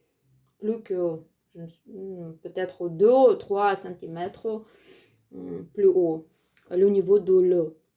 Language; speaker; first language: French; non-native, learner; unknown